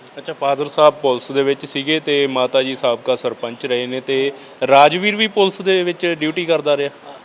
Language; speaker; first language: Punjabi; native; Punjabi